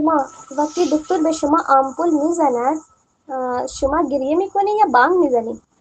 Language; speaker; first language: Persian; non-native, learner; Urdu